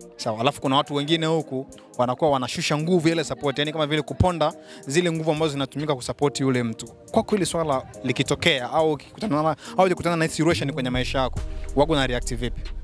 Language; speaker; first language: Swahili; native; Swahili